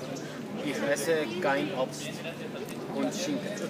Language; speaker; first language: German; non-native, learner; Spanish